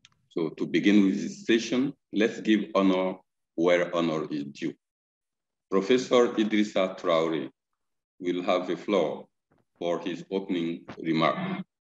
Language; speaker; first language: English; non-native, fluent; Bambara